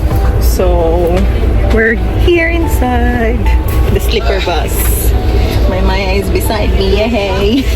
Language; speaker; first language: English; non-native, local second language; Filipino